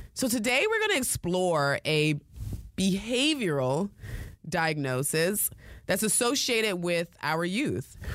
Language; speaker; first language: English; native; English